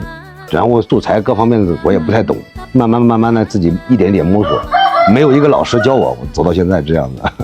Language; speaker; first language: Chinese; native; Chinese